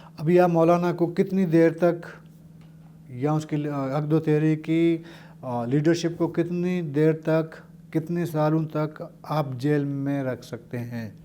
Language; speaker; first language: Urdu; non-native, local second language; Baluchi